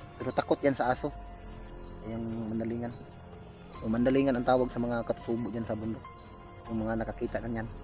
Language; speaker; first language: Filipino; non-native, local second language; Cebuano